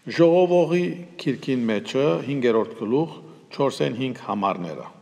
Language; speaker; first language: Armenian; early bilingual, heritage; Armenian